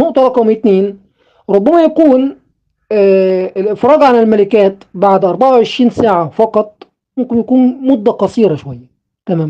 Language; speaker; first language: Arabic; native; Arabic